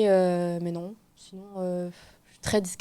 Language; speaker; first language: French; native; French